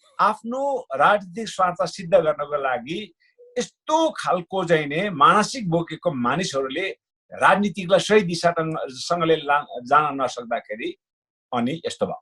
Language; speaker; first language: Nepali; non-native, local second language; Sherpa